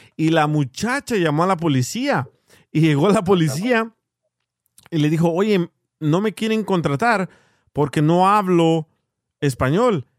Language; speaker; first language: Spanish; early bilingual, heritage; Spanish